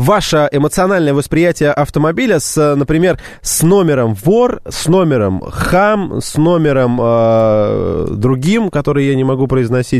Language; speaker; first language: Russian; native; Russian